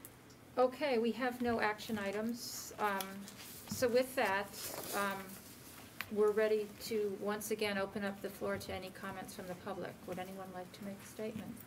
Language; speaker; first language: English; native; English